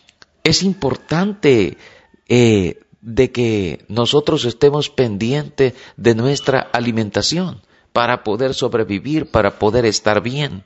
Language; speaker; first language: Spanish; native; Spanish